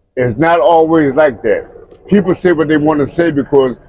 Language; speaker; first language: English; native; English